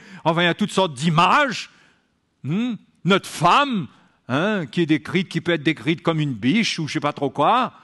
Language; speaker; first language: French; native; French